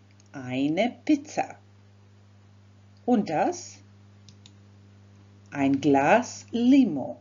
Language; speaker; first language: German; non-native, fluent; Croatian